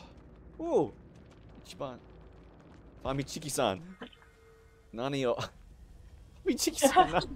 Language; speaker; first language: Japanese; non-native, learner; English